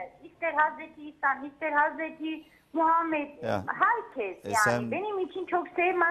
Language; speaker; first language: Turkish; non-native, learner; Armenian